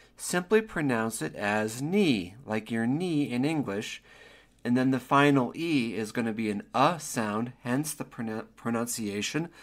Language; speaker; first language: English; native; English